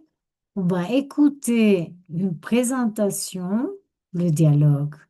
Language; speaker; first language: French; non-native, fluent; Spanish